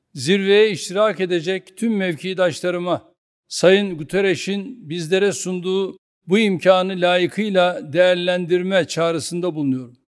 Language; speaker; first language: Turkish; native; Turkish